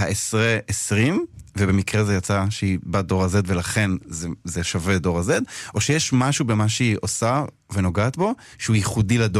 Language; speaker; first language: Hebrew; native; Hebrew